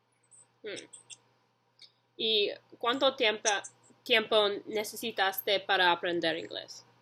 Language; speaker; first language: Spanish; early bilingual, heritage; English